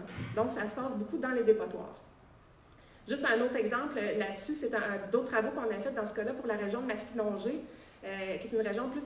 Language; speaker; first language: French; native; French